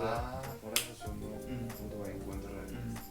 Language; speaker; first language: Spanish; non-native, fluent; Korean